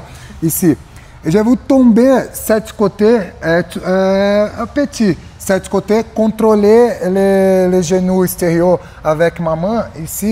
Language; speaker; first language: French; non-native, learner; Portuguese